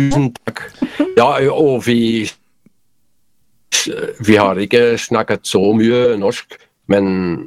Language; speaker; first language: Norwegian; non-native, learner; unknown